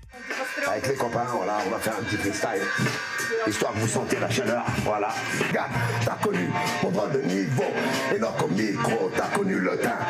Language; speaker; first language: French; native; French